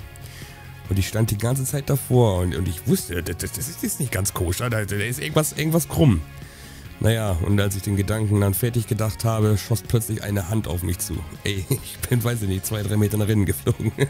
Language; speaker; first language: German; native; German